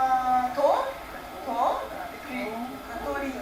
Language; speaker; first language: Japanese; early bilingual, heritage; Japanese